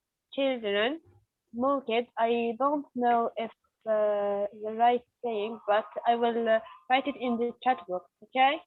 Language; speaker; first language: English; non-native, learner; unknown